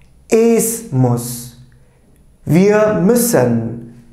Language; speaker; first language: German; non-native, fluent; Turkish